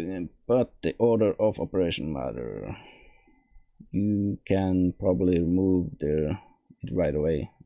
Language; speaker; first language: English; non-native, fluent; Norwegian